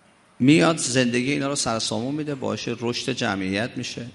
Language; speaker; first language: Persian; native; Persian